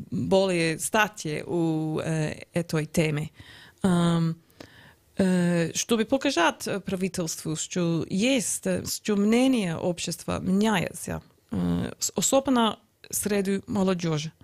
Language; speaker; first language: Russian; non-native, learner; English